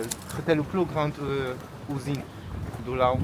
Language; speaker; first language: French; non-native, fluent; Polish